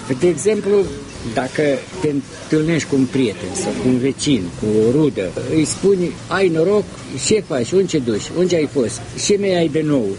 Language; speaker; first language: Romanian; native; Romanian